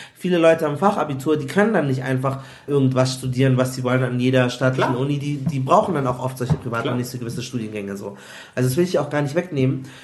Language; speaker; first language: German; early bilingual, other home language; Igbo